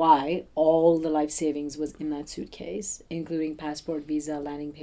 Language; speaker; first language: English; non-native, local second language; Bangla